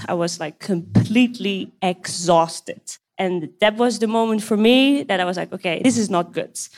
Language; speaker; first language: English; non-native, fluent; Dutch